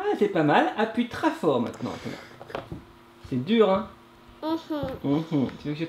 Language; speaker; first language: French; native; French